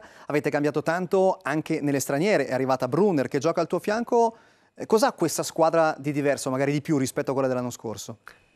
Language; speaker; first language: Italian; native; Italian